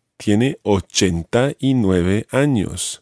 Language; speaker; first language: Spanish; non-native, fluent; English